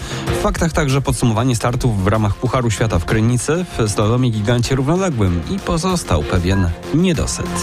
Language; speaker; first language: Polish; native; Polish